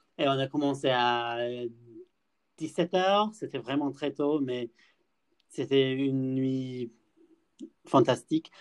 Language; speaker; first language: French; non-native, learner; English